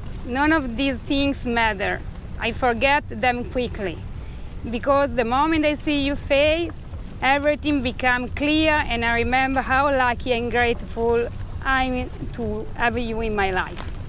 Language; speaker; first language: English; non-native, learner; Italian